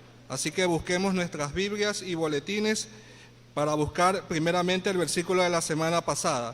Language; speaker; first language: Spanish; native; Spanish